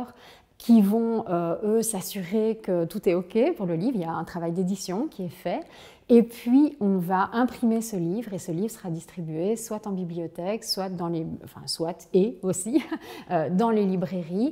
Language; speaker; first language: French; native; French